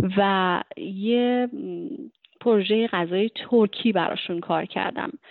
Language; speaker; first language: Persian; native; Persian